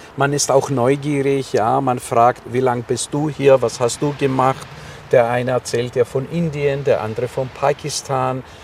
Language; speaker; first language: German; non-native, fluent; Greek